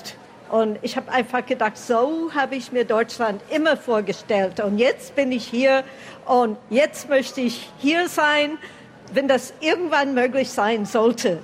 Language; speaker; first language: German; non-native, fluent; English